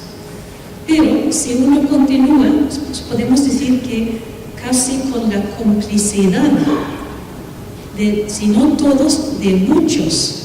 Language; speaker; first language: Spanish; non-native, fluent; Swedish